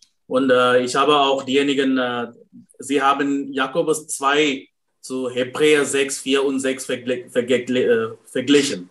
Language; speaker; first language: German; non-native, fluent; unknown